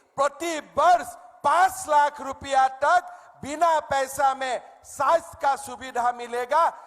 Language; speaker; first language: Hindi; non-native, local second language; Assamese